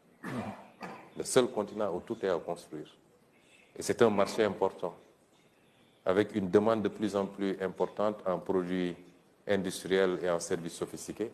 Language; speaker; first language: French; non-native, local second language; Wolof